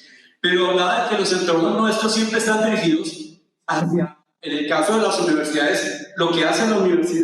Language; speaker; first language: Spanish; native; Spanish